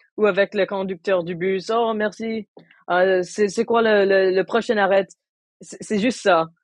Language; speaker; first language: French; non-native, local second language; Tamil